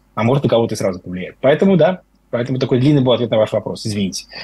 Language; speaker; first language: Russian; native; Russian